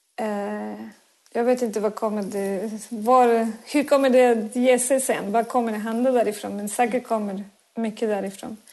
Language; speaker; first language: Swedish; non-native, fluent; Spanish